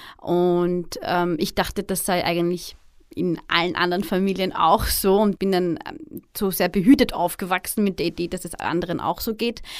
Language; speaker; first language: German; early bilingual, other home language; Arabic